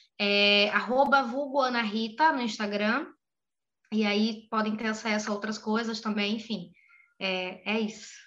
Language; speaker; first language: Portuguese; native; Portuguese